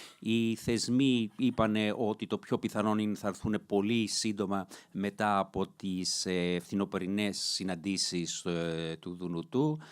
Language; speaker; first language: Greek; early bilingual, heritage; Greek